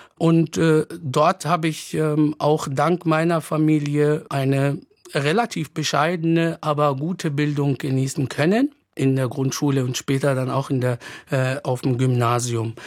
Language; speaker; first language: German; non-native, fluent; Arabic